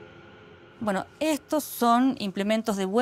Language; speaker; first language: Spanish; native; Spanish